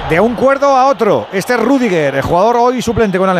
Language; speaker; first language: Spanish; native; Spanish